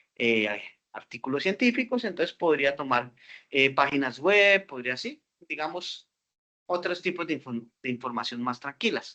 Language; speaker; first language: Spanish; native; Spanish